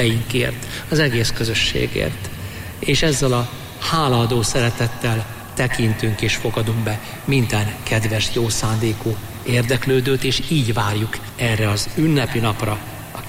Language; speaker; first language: Hungarian; native; Hungarian